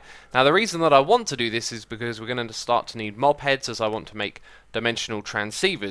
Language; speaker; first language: English; native; English